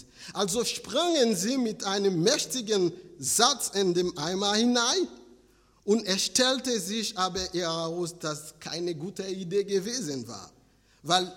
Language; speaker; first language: German; non-native, fluent; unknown